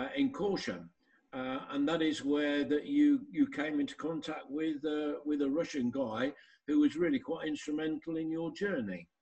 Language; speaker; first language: English; native; English